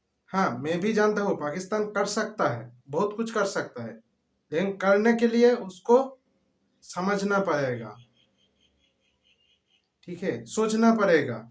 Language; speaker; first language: Hindi; non-native, local second language; Bangla